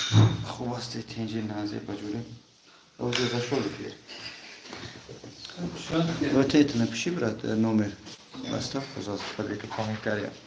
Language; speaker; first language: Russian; non-native, learner; Tajik